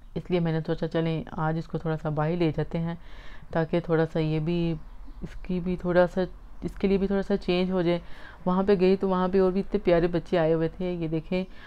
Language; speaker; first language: Urdu; native; Urdu